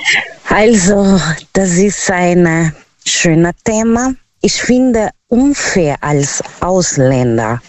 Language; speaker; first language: German; non-native, learner; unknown